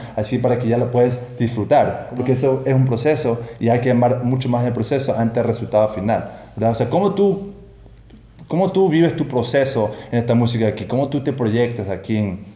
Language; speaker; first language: Spanish; non-native, fluent; English